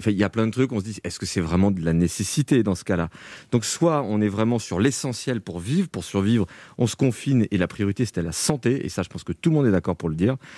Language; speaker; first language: French; native; French